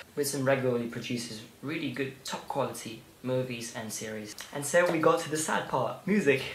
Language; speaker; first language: English; early bilingual, other home language; Russian